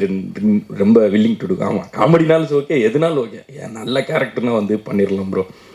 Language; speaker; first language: Tamil; native; Tamil